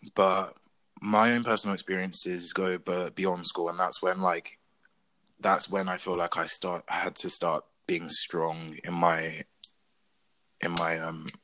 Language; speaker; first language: English; native; English